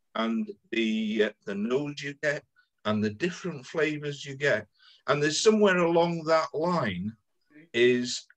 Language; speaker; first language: English; native; English